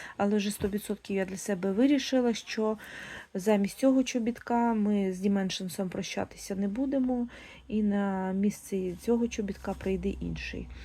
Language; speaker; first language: Ukrainian; non-native, local second language; Russian